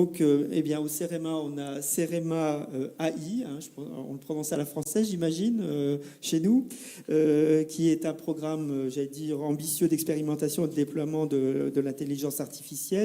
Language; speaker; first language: French; native; French